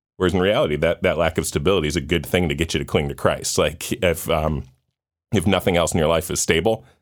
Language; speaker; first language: English; native; English